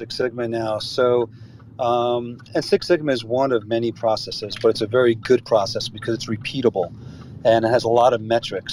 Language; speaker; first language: English; native; English